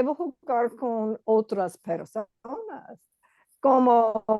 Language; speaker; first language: Spanish; non-native, learner; English